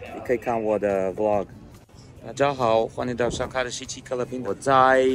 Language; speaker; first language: Chinese; non-native, fluent; English